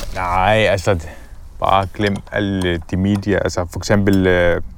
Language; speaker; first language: Danish; non-native, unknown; Arabic